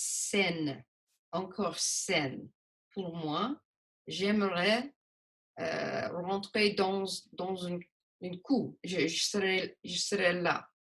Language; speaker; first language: French; non-native, local second language; English